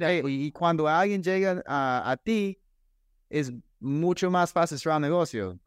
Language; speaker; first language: Spanish; non-native, fluent; English